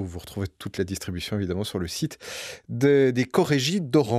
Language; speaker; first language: French; native; French